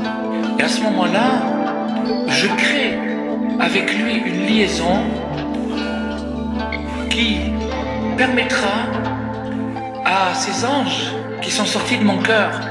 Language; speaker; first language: French; native; French